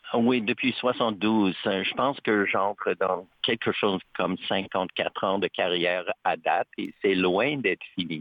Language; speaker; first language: French; native; French